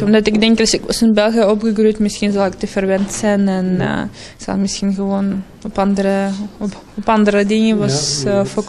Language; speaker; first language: Dutch; non-native, learner; Russian